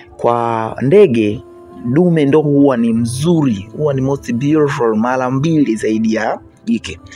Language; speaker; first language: Swahili; native; Swahili